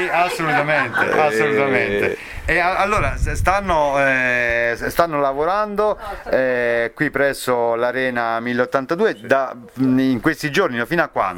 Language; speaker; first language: Italian; native; Italian